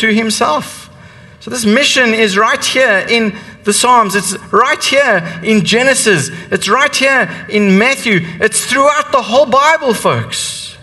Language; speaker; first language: English; native; English